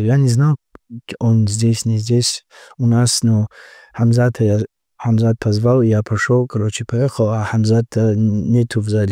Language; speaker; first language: Russian; non-native, local second language; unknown